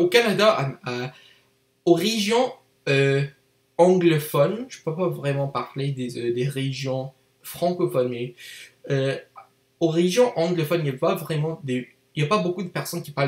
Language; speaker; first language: French; non-native, learner; English